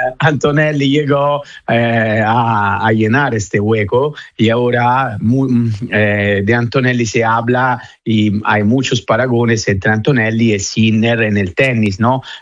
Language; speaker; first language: Spanish; non-native, fluent; Italian